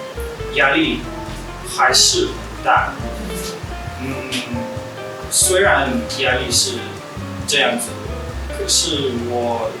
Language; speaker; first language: Chinese; non-native, fluent; Russian